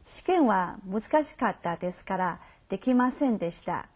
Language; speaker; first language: Japanese; non-native, fluent; Chinese